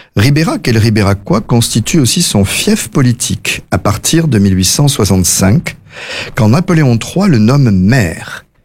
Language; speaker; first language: French; native; French